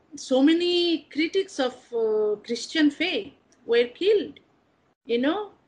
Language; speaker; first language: English; non-native, fluent; Bangla